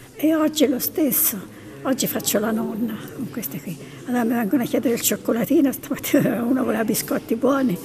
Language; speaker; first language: Italian; native; Italian